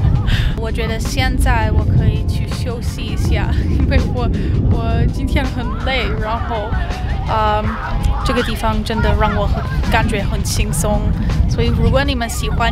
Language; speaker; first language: Chinese; non-native, learner; English